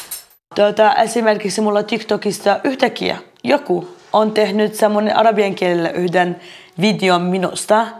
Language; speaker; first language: Finnish; non-native, fluent; Arabic